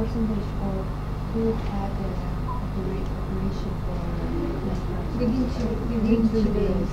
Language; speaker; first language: English; non-native, fluent; Russian